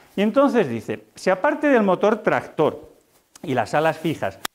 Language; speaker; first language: Spanish; native; Spanish